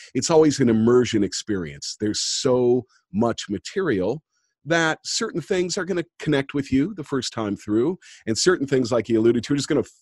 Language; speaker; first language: English; native; English